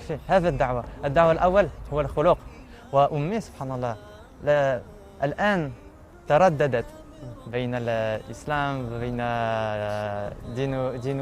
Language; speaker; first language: Arabic; non-native, learner; French